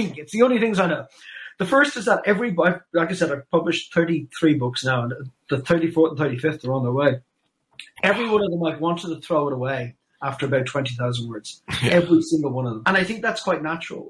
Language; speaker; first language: English; native; English